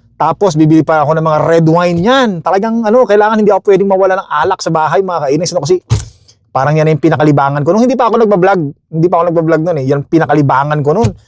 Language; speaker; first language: Filipino; native; Filipino